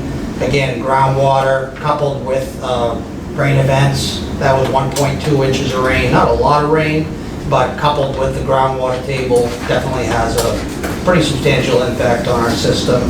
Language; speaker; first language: English; native; English